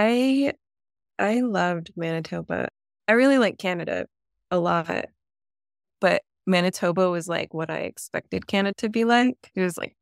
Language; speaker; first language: English; native; English